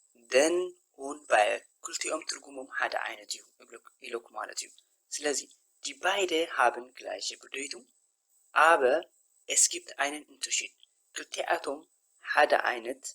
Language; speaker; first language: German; non-native, fluent; Tigrinya